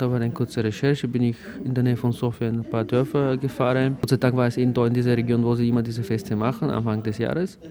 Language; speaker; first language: German; non-native, fluent; Bulgarian